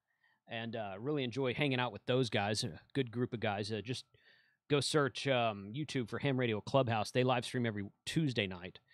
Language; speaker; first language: English; native; English